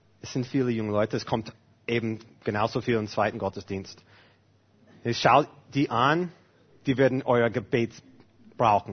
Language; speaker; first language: German; non-native, fluent; English